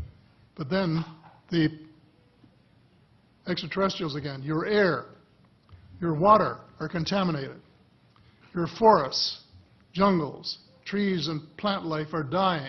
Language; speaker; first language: English; native; English